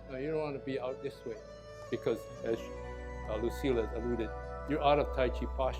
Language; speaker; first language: English; native; English